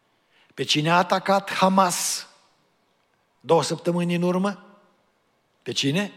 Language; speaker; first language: Romanian; native; Romanian